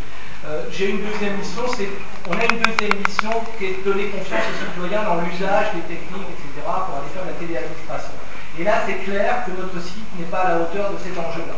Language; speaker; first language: French; native; French